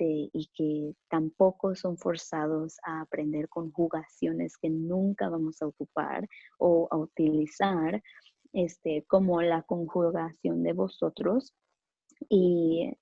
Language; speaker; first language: Spanish; early bilingual, other home language; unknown